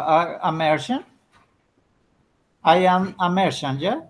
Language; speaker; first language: English; non-native, learner; Spanish